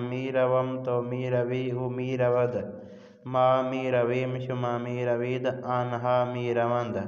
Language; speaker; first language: Persian; non-native, fluent; Urdu